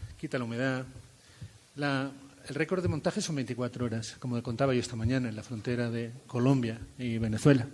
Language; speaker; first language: Spanish; native; Spanish